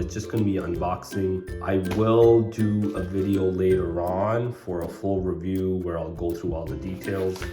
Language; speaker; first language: English; native; English